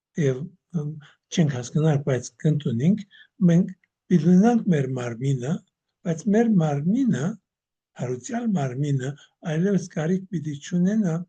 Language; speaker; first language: Armenian; early bilingual, heritage; Armenian